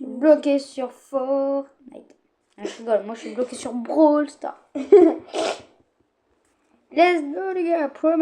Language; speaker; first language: French; native; French